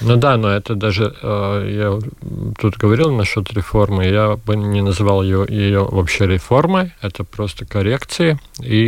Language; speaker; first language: Russian; non-native, local second language; Latvian